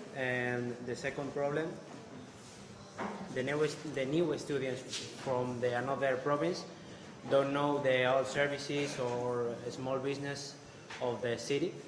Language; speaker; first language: English; non-native, learner; Spanish